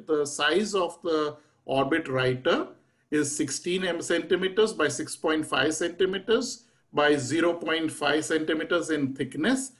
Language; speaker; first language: Hindi; native; Hindi